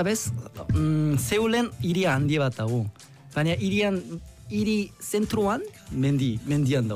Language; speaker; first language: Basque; non-native, learner; Korean